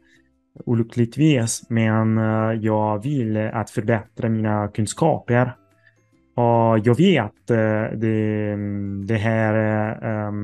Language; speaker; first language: Swedish; non-native, learner; Italian